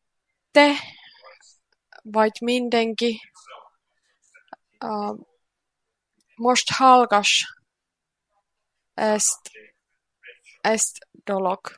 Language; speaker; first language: Hungarian; non-native, learner; Finnish